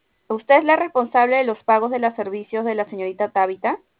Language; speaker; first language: Spanish; native; Spanish